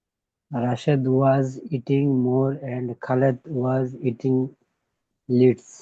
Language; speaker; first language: English; non-native, learner; Bangla